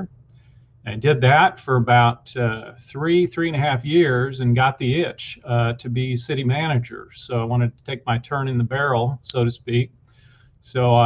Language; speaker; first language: English; native; English